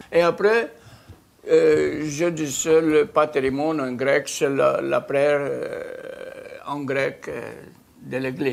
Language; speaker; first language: French; non-native, fluent; Greek